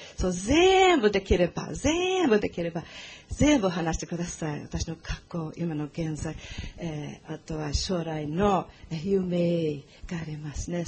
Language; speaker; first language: Japanese; non-native, learner; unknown